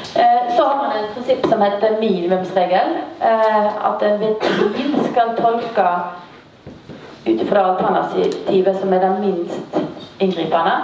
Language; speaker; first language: Norwegian; native; Norwegian